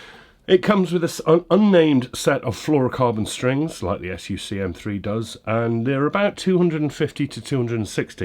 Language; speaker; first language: English; native; English